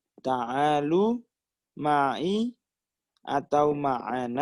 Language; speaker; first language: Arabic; non-native, learner; Indonesian